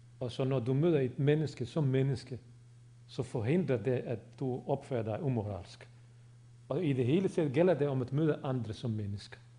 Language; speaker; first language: Danish; non-native, fluent; Bosnian